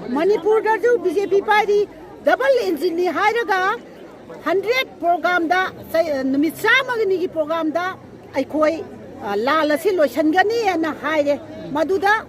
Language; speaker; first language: Manipuri; native; Manipuri